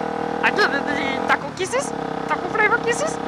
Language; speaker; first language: English; native; English